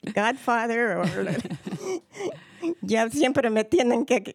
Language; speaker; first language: Spanish; early bilingual, heritage; Spanish